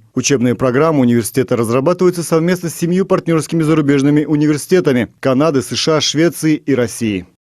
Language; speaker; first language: Russian; native; Russian